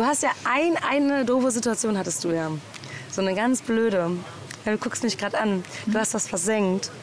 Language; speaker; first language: German; native; German